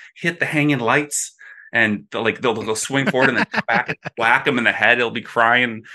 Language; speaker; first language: English; native; English